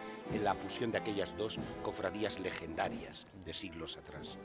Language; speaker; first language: Spanish; native; Spanish